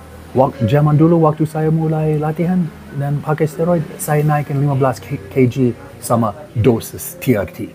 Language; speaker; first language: Indonesian; non-native, learner; English